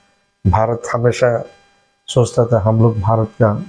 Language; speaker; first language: Hindi; non-native, learner; Bangla